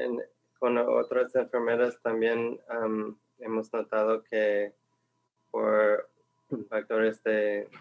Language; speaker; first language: Spanish; non-native, fluent; English